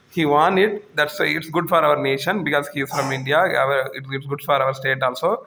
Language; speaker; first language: English; non-native, local second language; Tamil